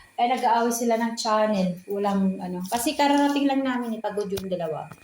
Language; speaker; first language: Filipino; native; Filipino